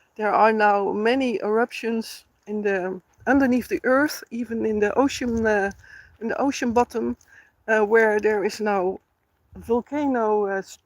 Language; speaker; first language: English; non-native, fluent; Dutch